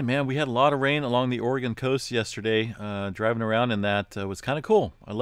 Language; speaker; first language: English; native; English